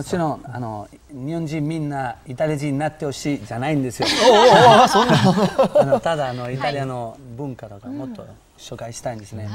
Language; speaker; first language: Japanese; non-native, fluent; Italian